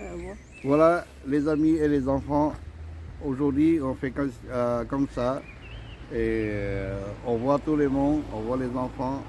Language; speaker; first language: French; non-native, learner; Hmong